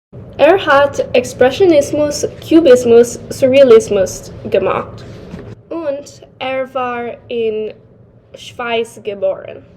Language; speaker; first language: German; non-native, learner; English